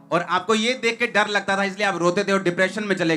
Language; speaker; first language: Hindi; native; Hindi